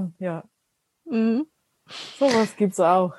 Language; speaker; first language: German; non-native, fluent; Russian